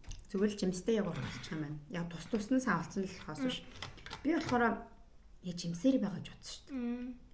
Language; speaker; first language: Mongolian; native; Mongolian